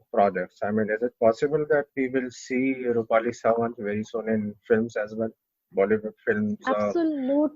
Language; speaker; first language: English; non-native, local second language; Hindi